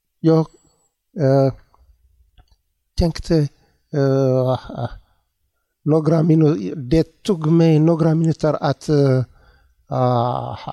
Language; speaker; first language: Swedish; non-native, learner; Tigrinya